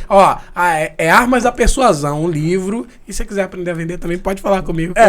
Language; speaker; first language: Portuguese; native; Portuguese